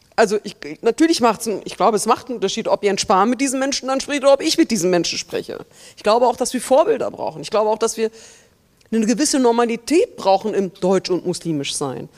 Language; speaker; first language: German; native; German